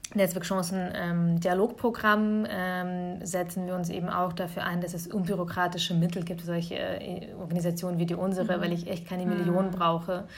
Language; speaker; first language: German; early bilingual, other home language; Russian